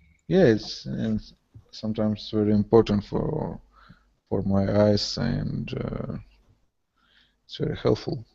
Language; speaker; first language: English; non-native, learner; Russian